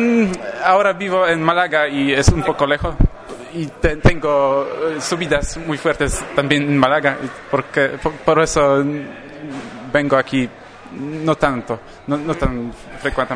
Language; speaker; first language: Spanish; non-native, learner; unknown